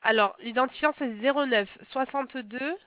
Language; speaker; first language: French; native; French